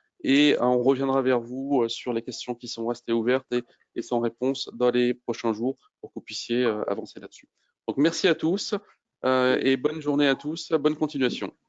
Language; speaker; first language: French; native; French